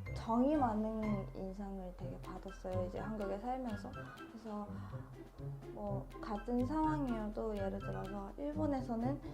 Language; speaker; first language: Korean; non-native, fluent; Japanese